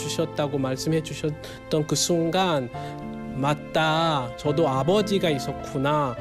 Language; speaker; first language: Korean; non-native, fluent; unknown